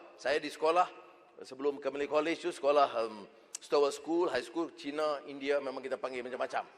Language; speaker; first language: Malay; native; Malay